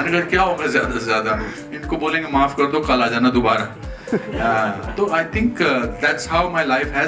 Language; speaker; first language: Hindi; native; Hindi